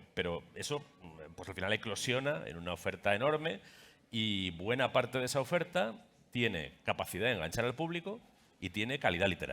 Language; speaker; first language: Spanish; native; Spanish